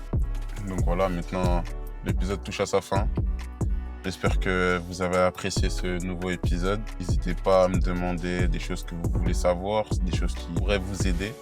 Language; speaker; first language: French; native; French